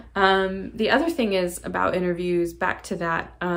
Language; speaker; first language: English; native; English